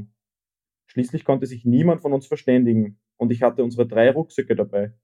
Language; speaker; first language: German; native; German